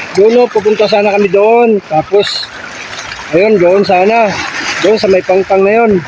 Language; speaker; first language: Filipino; non-native, local second language; Cebuano